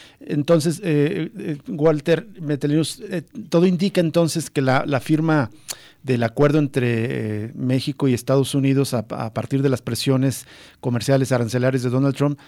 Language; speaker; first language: Spanish; native; Spanish